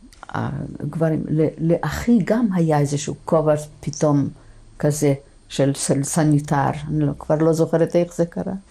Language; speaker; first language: Hebrew; non-native, fluent; Polish